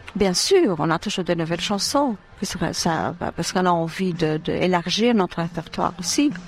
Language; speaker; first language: French; non-native, fluent; Albanian